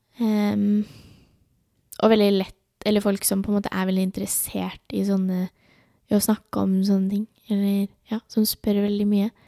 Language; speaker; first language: Norwegian; early bilingual, other home language; Urdu